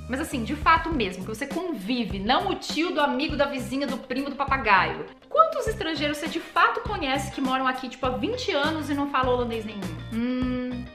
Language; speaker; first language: Portuguese; native; Portuguese